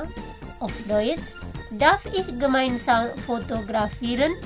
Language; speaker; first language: German; non-native, fluent; Indonesian